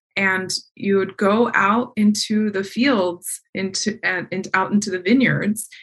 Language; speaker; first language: English; native; English